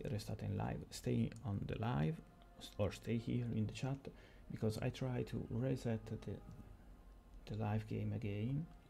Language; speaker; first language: English; non-native, learner; Italian